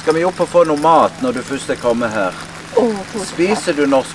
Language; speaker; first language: Norwegian; native; Norwegian